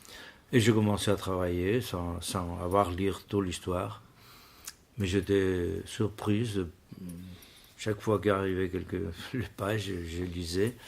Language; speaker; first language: French; non-native, learner; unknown